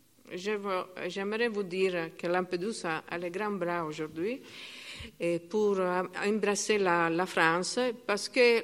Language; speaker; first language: French; non-native, learner; Italian